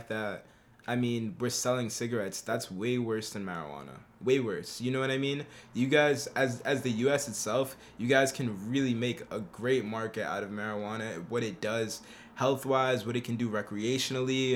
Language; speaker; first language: English; native; English